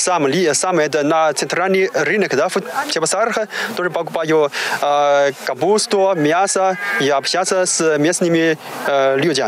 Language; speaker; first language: Russian; non-native, learner; Chinese